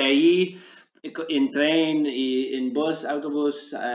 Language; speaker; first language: Spanish; non-native, learner; English